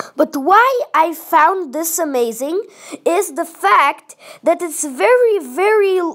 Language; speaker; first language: English; non-native, fluent; Russian